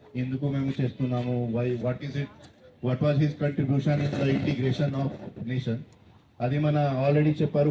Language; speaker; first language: English; non-native, local second language; Telugu